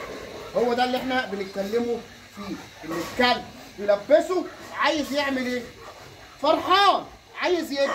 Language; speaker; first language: Arabic; native; Arabic